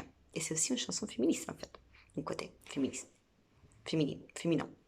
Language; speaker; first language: French; non-native, fluent; Italian